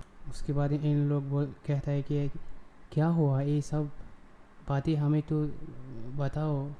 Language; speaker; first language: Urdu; non-native, local second language; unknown